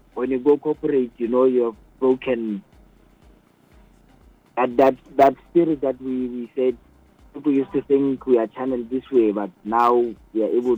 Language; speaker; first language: English; non-native, local second language; Southern Sotho